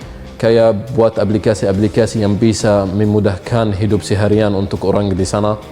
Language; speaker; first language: Indonesian; non-native, fluent; Arabic